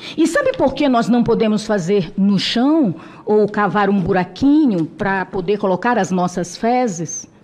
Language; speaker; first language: Portuguese; non-native, local second language; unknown